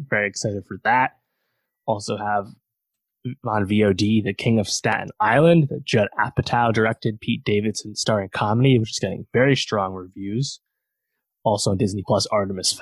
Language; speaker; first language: English; native; English